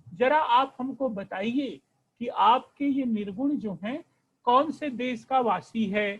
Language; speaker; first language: Hindi; non-native, local second language; Marathi